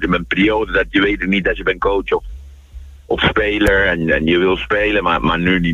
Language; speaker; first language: Dutch; non-native, fluent; Spanish